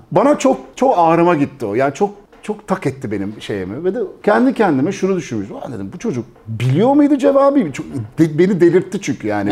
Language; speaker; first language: Turkish; early bilingual, heritage; Turkish